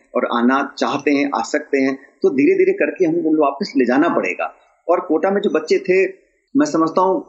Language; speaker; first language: Hindi; native; Hindi